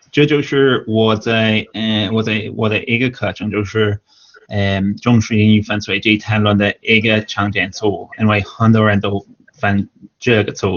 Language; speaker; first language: Chinese; non-native, fluent; English